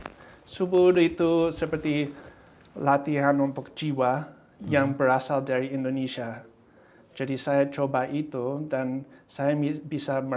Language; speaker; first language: Indonesian; non-native, fluent; English